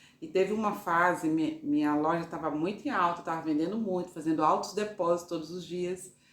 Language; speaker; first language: Portuguese; native; Portuguese